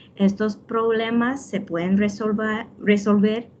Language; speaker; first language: Spanish; early bilingual, heritage; Spanish